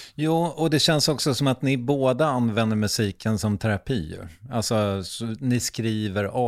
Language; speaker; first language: Swedish; native; Swedish